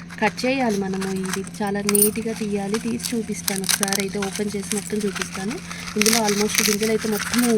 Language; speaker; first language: Telugu; native; Telugu